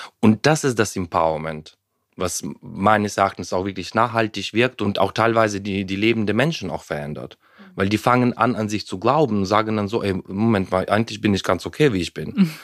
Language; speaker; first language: German; non-native, fluent; Ukrainian